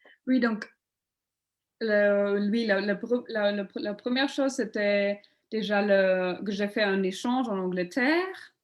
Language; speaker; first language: French; non-native, local second language; German